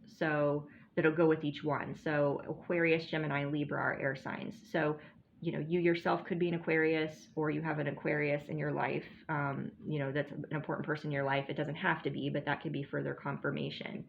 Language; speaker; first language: English; native; English